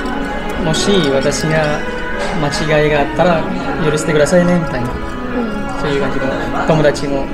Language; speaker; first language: Japanese; non-native, fluent; Indonesian